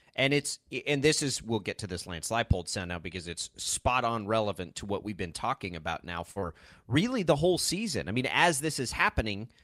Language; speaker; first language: English; native; English